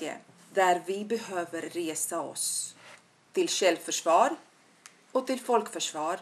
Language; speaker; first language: Swedish; non-native, fluent; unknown